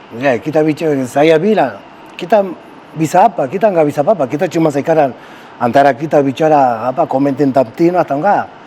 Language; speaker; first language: Indonesian; non-native, fluent; Spanish